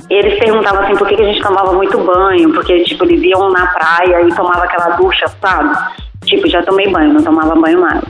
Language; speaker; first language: Portuguese; native; Portuguese